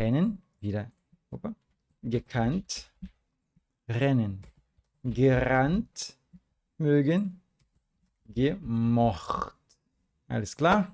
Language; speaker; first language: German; non-native, fluent; Portuguese